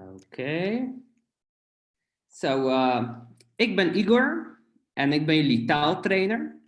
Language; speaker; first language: Dutch; non-native, fluent; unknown